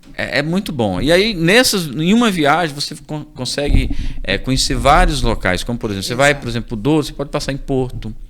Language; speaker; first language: Portuguese; native; Portuguese